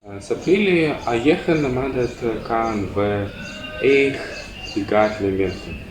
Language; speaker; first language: Hebrew; non-native, learner; Russian